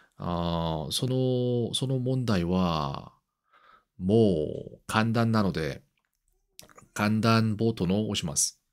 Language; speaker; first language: Japanese; non-native, learner; Korean